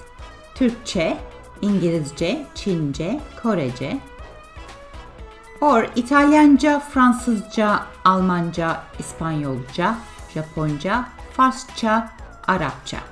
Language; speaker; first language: Turkish; non-native, fluent; English